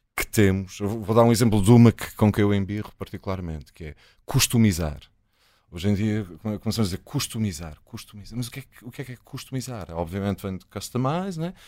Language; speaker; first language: Portuguese; native; Portuguese